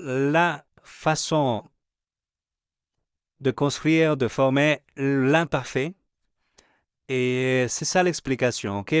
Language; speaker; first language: French; non-native, fluent; Spanish